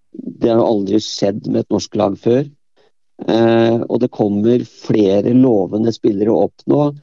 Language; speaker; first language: Norwegian; native; Norwegian